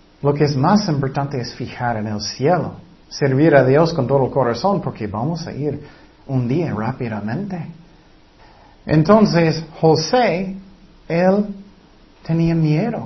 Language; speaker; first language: Spanish; non-native, fluent; English